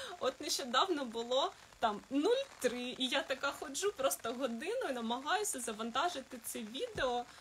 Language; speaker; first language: Ukrainian; non-native, local second language; Russian